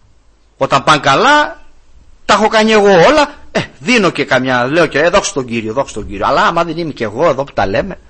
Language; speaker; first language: Greek; native; Greek